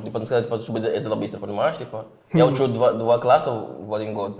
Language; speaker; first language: Russian; non-native, fluent; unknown